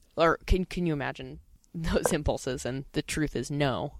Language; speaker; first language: English; native; English